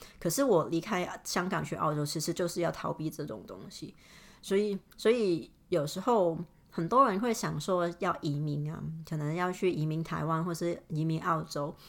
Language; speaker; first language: Chinese; non-native, local second language; Cantonese